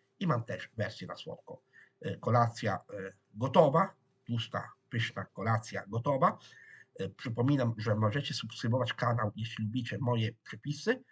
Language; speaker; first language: Polish; non-native, fluent; Italian